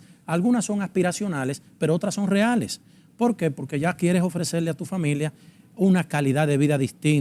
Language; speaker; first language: Spanish; native; Spanish